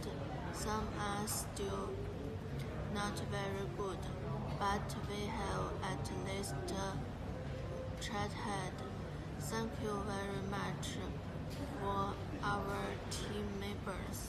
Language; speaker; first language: English; non-native, learner; Chinese